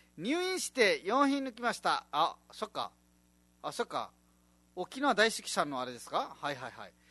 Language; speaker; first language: Japanese; non-native, fluent; Nepali